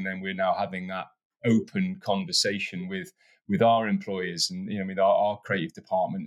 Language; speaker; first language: English; native; English